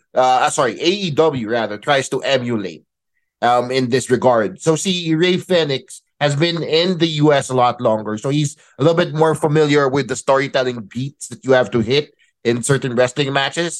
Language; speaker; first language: English; non-native, local second language; Filipino